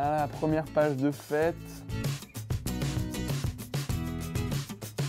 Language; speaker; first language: French; native; French